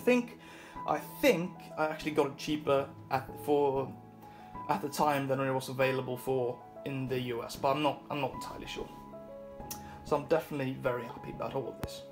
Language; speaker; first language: English; non-native, fluent; Swedish